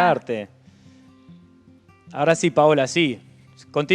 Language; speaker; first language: Spanish; native; Spanish